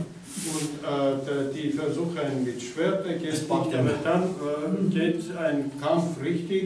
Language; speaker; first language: German; non-native, learner; Armenian